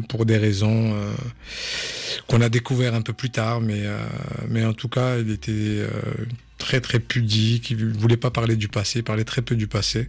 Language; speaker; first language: French; native; French